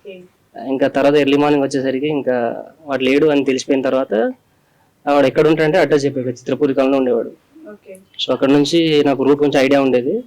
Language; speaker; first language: Telugu; native; Telugu